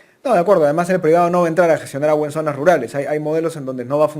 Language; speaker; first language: Spanish; native; Spanish